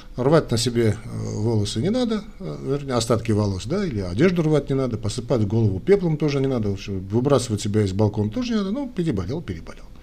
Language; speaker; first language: Russian; non-native, local second language; Armenian